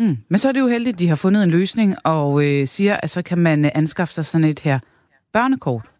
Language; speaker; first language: Danish; native; Danish